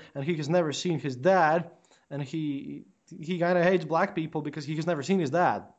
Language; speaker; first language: English; non-native, fluent; Latvian